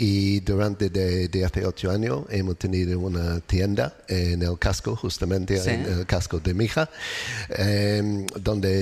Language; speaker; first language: Spanish; non-native, learner; English